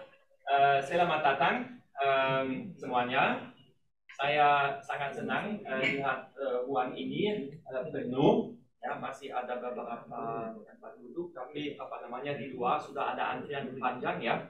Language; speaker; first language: Indonesian; non-native, fluent; German